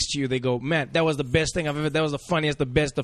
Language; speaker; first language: English; native; English